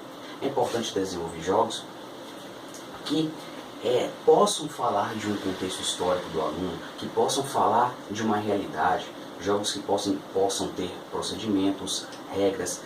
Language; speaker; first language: Portuguese; native; Portuguese